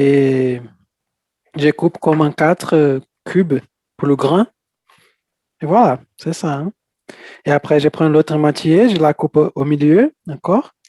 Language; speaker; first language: French; non-native, fluent; Portuguese